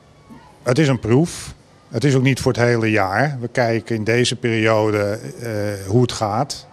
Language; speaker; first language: Dutch; native; Dutch